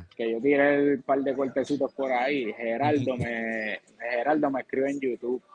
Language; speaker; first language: Spanish; native; Spanish